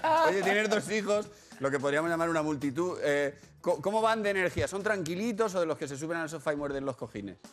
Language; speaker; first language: Spanish; native; Spanish